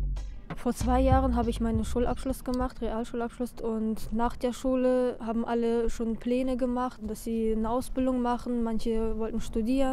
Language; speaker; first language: German; early bilingual, other home language; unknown